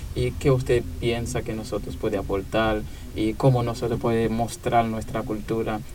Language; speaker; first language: Spanish; non-native, learner; Haitian Creole